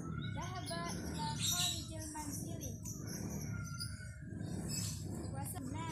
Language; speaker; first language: Arabic; non-native, learner; Indonesian